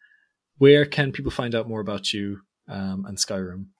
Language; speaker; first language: English; native; English